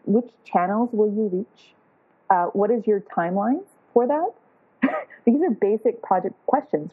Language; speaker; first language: English; native; English